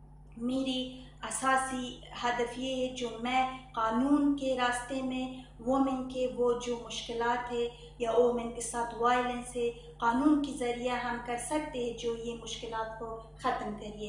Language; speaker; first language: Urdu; non-native, learner; Persian